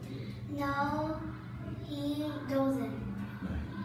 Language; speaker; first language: English; non-native, learner; Vietnamese